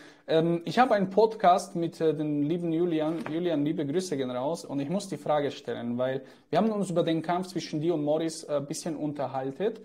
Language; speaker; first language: German; native; German